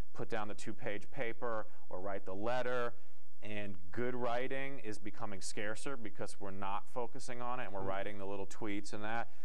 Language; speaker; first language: English; native; English